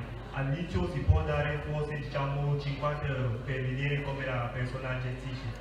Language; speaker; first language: Italian; non-native, fluent; French